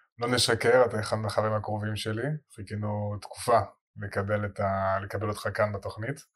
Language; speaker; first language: Hebrew; native; Hebrew